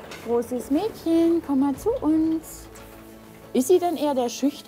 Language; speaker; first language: German; native; German